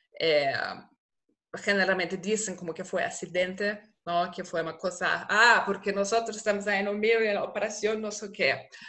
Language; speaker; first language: Spanish; non-native, fluent; German